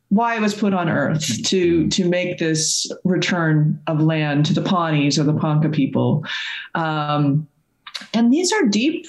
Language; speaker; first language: English; native; English